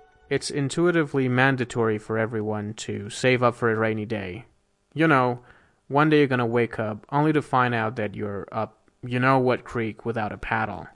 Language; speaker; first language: English; non-native, fluent; Persian